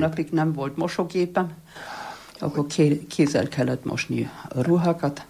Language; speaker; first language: Hungarian; non-native, fluent; German